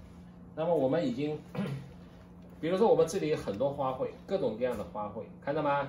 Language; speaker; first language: Chinese; native; Chinese